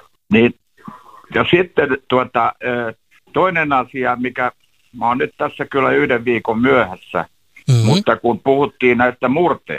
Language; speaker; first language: Finnish; native; Finnish